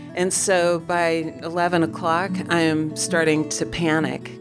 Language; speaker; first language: English; native; English